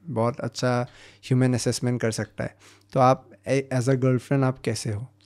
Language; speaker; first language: Hindi; non-native, local second language; Assamese